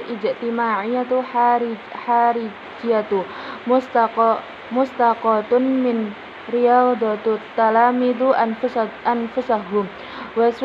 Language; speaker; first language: Arabic; non-native, learner; Indonesian